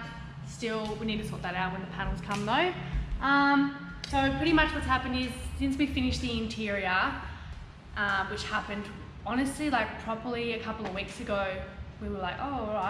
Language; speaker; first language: English; native; English